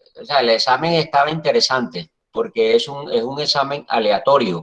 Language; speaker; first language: Spanish; native; Spanish